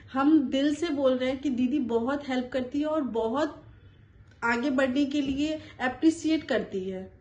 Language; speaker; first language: Hindi; non-native, local second language; Bangla